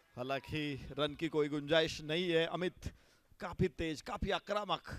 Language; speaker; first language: Hindi; non-native, local second language; Marathi